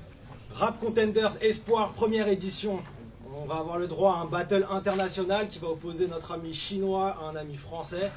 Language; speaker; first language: French; native; French